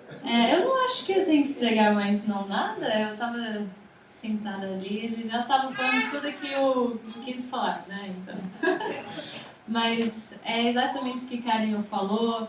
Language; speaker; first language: Portuguese; non-native, fluent; English